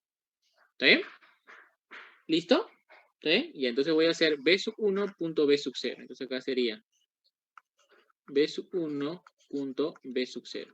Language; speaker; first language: Spanish; native; Spanish